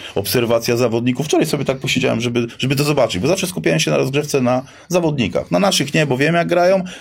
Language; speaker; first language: Polish; native; Polish